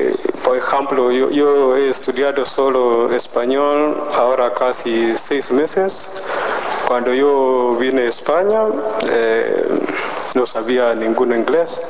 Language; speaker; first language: Spanish; non-native, learner; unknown